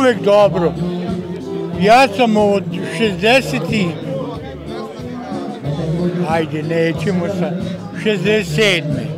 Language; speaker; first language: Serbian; non-native, local second language; Hungarian